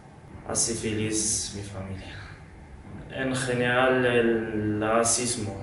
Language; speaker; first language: Spanish; non-native, learner; Arabic